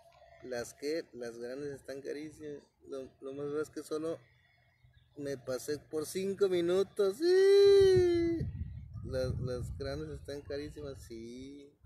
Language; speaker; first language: Spanish; native; Spanish